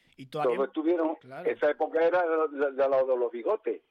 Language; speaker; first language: Spanish; native; Spanish